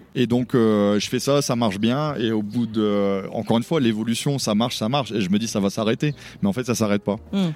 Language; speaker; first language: French; native; French